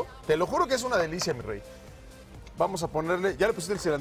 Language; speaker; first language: Spanish; native; Spanish